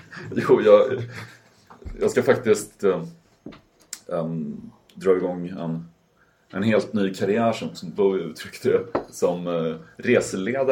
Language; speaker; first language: Swedish; native; Swedish